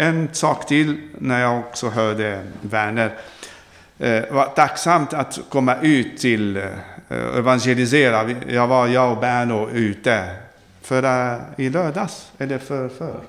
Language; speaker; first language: Swedish; non-native, fluent; Arabic